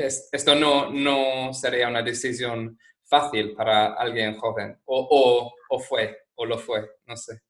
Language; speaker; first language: Spanish; non-native, fluent; English